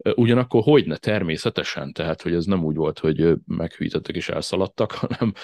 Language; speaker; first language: Hungarian; native; Hungarian